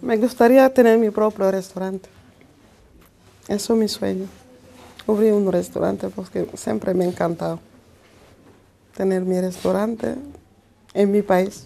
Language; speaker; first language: Spanish; non-native, fluent; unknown